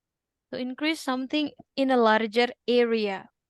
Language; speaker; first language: English; non-native, fluent; Indonesian